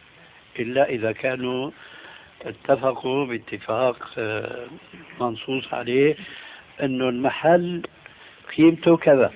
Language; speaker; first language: Arabic; early bilingual, other home language; Albanian